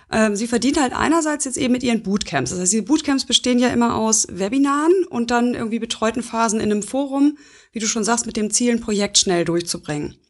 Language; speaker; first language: German; native; German